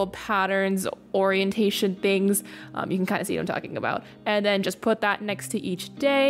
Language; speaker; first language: English; native; English